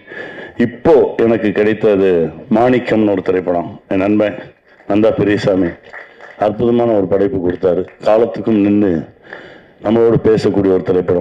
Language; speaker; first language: Tamil; native; Tamil